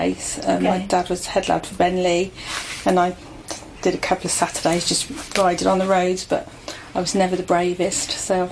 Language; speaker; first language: English; native; English